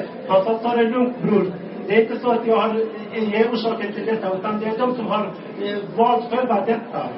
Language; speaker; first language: Swedish; non-native, local second language; Arabic